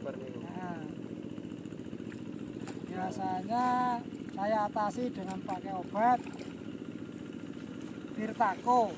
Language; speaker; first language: Indonesian; non-native, local second language; Javanese